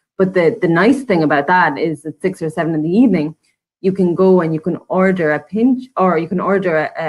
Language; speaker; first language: English; native; English